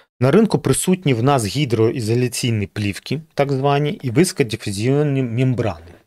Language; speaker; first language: Ukrainian; non-native, local second language; Russian